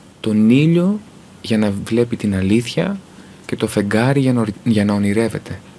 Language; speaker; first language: Greek; early bilingual, heritage; Greek